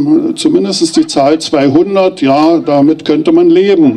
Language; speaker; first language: German; native; German